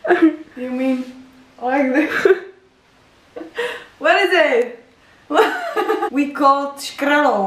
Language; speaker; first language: English; non-native, learner; Czech